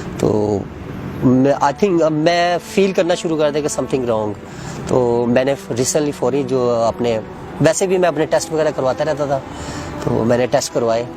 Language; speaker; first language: Urdu; non-native, local second language; Punjabi